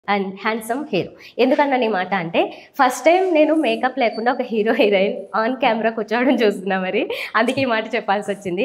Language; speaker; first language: Telugu; native; Telugu